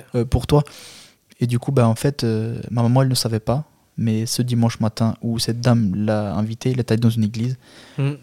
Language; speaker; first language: French; non-native, fluent; Albanian